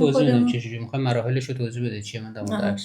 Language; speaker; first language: Persian; native; Persian